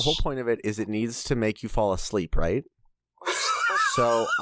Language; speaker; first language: English; native; English